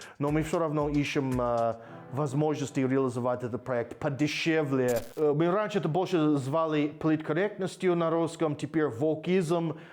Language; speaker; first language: Russian; non-native, fluent; English